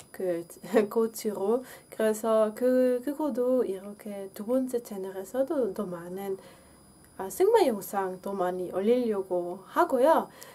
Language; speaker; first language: Korean; non-native, fluent; Dutch